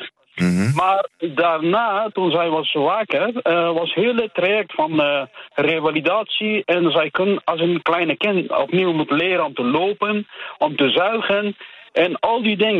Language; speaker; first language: Dutch; non-native, fluent; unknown